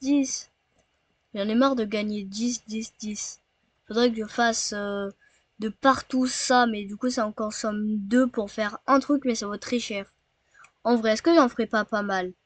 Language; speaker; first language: French; native; French